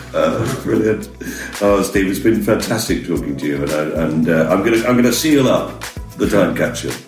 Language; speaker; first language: English; native; English